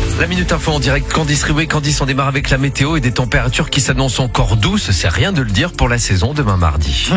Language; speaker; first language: French; native; French